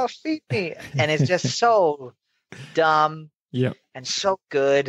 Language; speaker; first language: English; native; English